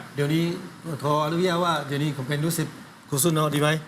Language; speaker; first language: Thai; non-native, learner; Chinese